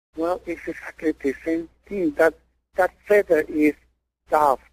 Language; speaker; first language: English; non-native, fluent; Spanish